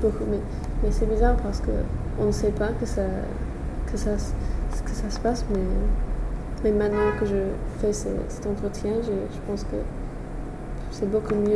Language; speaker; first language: French; non-native, fluent; English